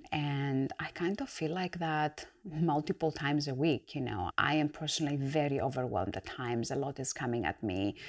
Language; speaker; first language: English; non-native, fluent; Greek